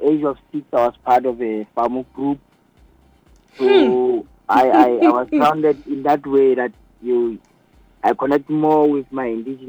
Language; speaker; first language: English; non-native, local second language; Southern Sotho